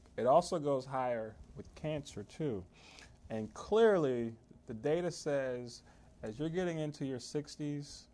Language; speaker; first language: English; native; English